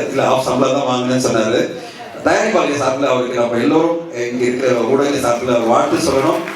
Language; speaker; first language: Tamil; native; Tamil